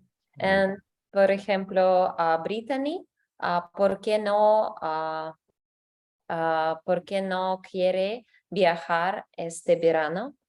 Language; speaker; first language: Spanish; non-native, learner; English